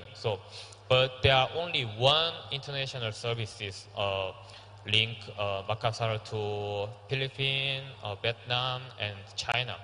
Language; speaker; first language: English; non-native, learner; Korean